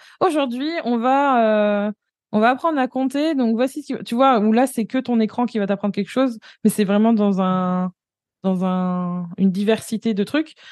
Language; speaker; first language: French; native; French